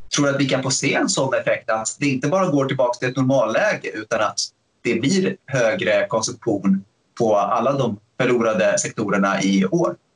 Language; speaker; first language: Swedish; native; Swedish